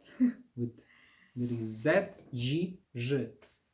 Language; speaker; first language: English; non-native, fluent; Polish